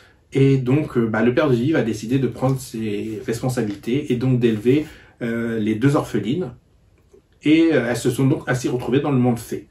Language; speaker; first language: French; native; French